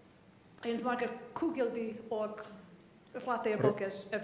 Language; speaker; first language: Icelandic; non-native, fluent; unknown